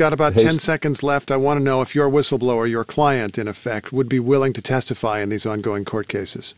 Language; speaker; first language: English; native; English